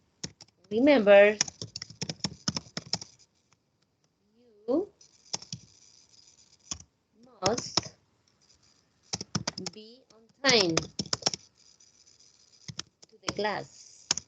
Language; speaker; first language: English; non-native, fluent; Spanish